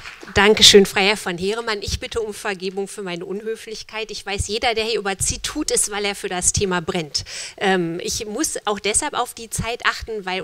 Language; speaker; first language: German; native; German